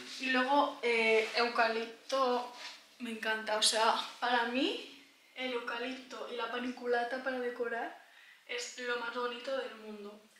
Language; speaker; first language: Spanish; native; Spanish